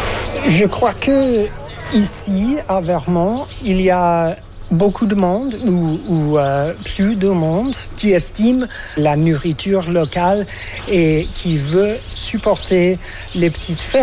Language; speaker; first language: French; non-native, fluent; English